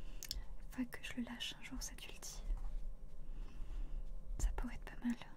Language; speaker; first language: French; native; French